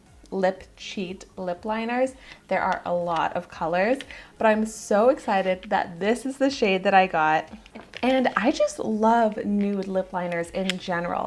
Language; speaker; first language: English; native; English